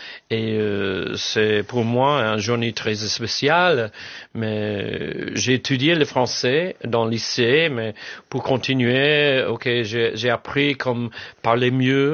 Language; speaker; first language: French; non-native, learner; English